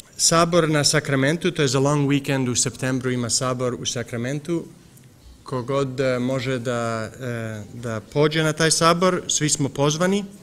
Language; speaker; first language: Serbian; early bilingual, heritage; Serbian